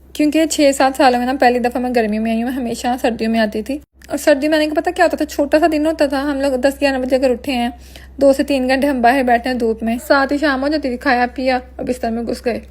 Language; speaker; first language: Urdu; non-native, local second language; Punjabi